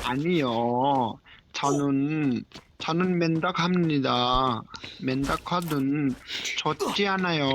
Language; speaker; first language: Korean; non-native, learner; Nepali